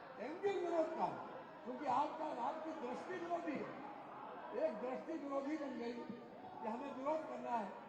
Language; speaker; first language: Hindi; native; Hindi